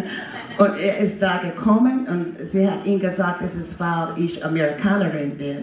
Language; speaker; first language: German; non-native, fluent; English